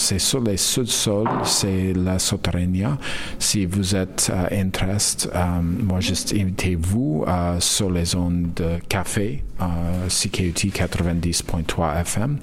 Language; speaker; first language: French; non-native, learner; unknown